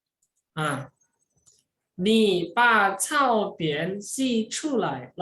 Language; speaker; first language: Chinese; non-native, fluent; Indonesian